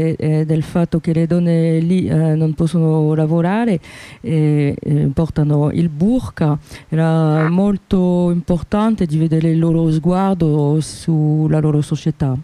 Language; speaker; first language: Italian; non-native, fluent; French